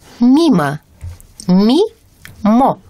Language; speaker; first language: Japanese; non-native, fluent; Russian